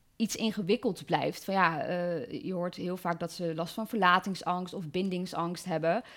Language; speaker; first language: Dutch; native; Dutch